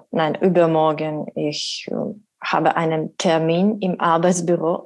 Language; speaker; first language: German; non-native, learner; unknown